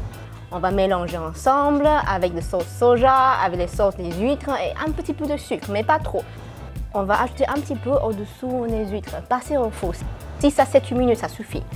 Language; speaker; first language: French; non-native, fluent; Chinese